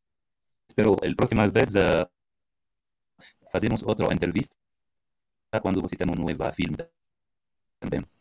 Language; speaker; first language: Portuguese; non-native, learner; Arabic